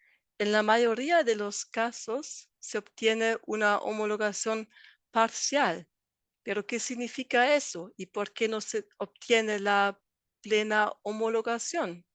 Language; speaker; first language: Spanish; non-native, fluent; German